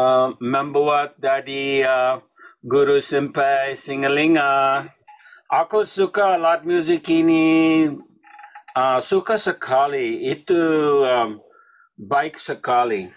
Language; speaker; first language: Indonesian; non-native, learner; English